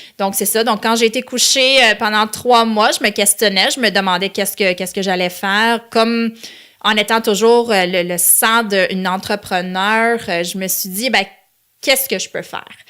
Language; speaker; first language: French; non-native, local second language; Italian